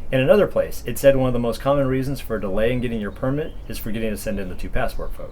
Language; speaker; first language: English; native; English